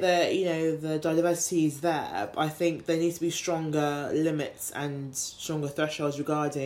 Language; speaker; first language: English; native; English